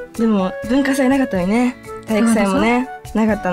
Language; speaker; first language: Japanese; native; Japanese